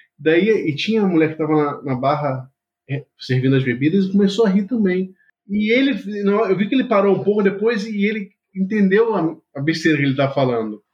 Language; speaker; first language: Portuguese; native; Portuguese